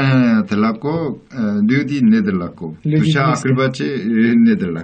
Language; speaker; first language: Russian; non-native, learner; Korean